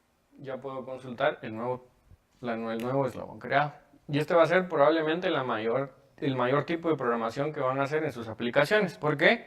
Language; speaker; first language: Spanish; native; Spanish